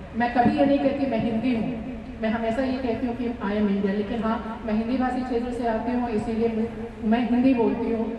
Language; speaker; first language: Hindi; native; Hindi